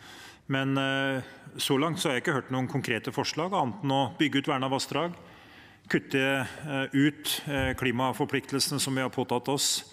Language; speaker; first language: Norwegian; native; Norwegian